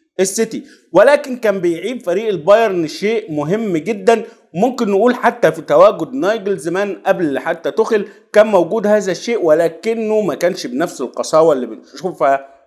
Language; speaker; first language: Arabic; native; Arabic